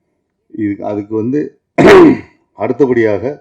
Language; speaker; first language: Tamil; native; Tamil